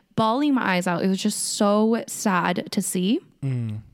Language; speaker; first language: English; early bilingual, other home language; Korean